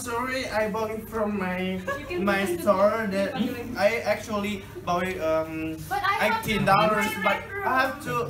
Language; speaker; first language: English; non-native, learner; Indonesian